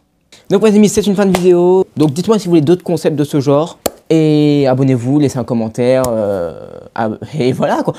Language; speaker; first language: French; native; French